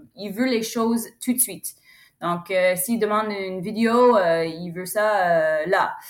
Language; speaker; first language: French; non-native, fluent; English